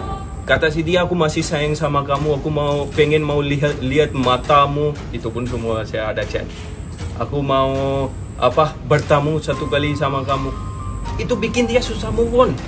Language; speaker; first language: Indonesian; non-native, fluent; Hindi